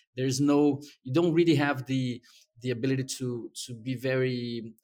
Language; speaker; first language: English; non-native, fluent; Portuguese